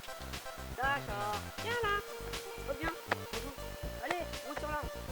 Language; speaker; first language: French; native; French